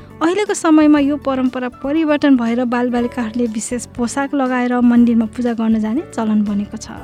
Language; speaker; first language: Nepali; native; Nepali